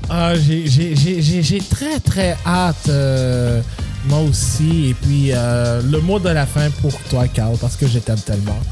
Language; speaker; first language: French; native; French